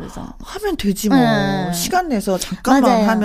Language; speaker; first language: Korean; native; Korean